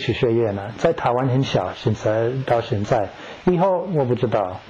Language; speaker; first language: Chinese; non-native, learner; English